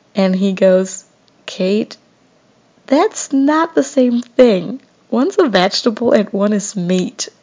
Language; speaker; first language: English; non-native, fluent; German